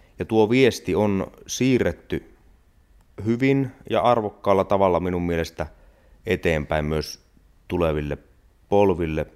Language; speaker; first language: Finnish; native; Finnish